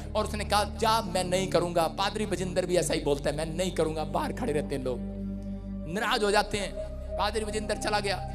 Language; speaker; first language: Hindi; non-native, local second language; Punjabi